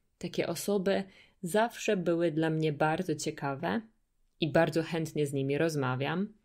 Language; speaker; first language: Polish; native; Polish